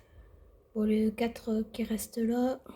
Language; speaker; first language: French; native; French